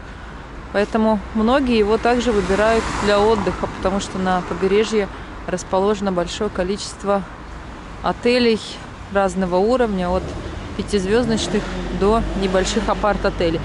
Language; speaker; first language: Russian; native; Russian